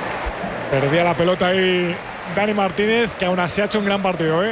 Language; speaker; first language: Spanish; native; Spanish